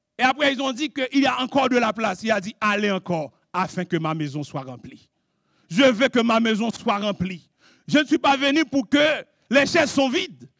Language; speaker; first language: French; non-native, local second language; Haitian Creole